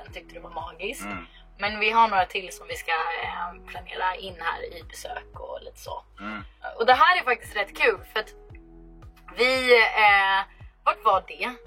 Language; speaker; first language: Swedish; native; Swedish